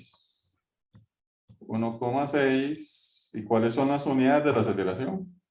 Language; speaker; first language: Spanish; native; Spanish